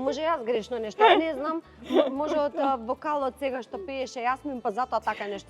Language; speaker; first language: Macedonian; native; Macedonian